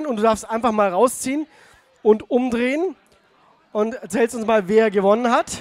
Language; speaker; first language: German; native; German